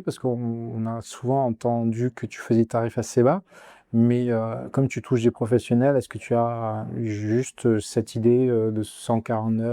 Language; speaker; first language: French; native; French